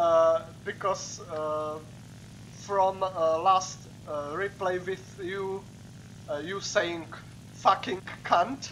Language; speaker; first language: English; non-native, learner; Czech